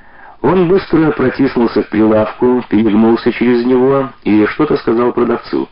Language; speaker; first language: Russian; native; Russian